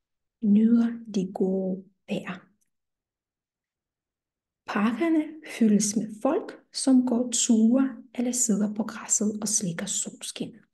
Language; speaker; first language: Danish; non-native, fluent; Russian